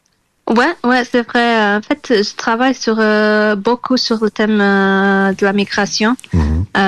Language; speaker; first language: French; non-native, fluent; Portuguese